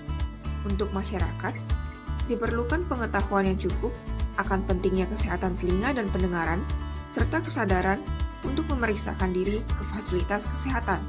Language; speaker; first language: Indonesian; native; Indonesian